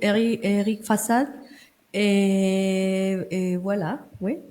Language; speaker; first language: French; non-native, fluent; Spanish